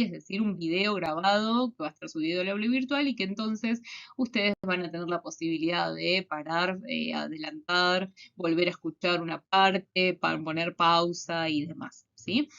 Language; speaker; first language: Spanish; native; Spanish